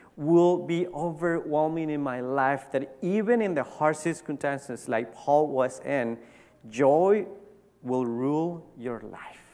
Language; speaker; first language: English; early bilingual, other home language; Spanish